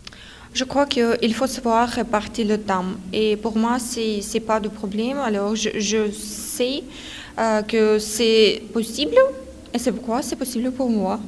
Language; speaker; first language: French; non-native, fluent; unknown